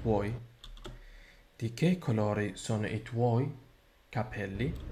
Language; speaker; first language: Italian; non-native, learner; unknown